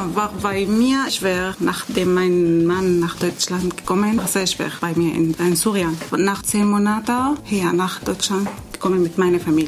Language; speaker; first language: German; non-native, learner; Arabic